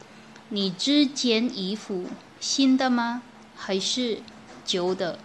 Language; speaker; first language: Chinese; non-native, learner; Filipino